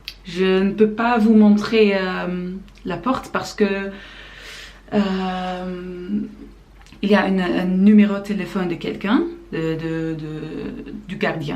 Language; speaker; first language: French; non-native, learner; Dutch